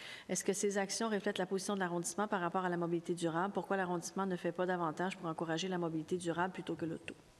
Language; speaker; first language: French; native; French